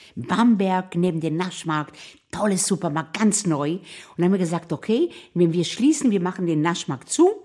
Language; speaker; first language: German; non-native, fluent; Hebrew